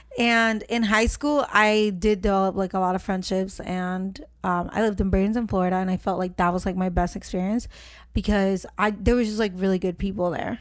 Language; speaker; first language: English; early bilingual, other home language; Spanish